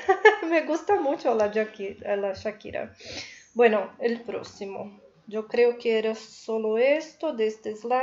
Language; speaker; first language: Spanish; non-native, fluent; Portuguese